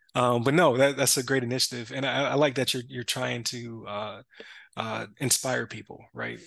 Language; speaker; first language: English; native; English